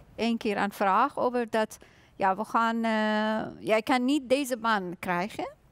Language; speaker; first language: Dutch; non-native, learner; Persian